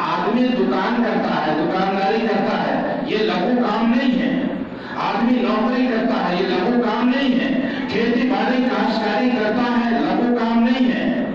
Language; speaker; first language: Urdu; native; Urdu